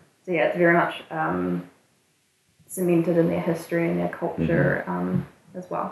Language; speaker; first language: English; native; English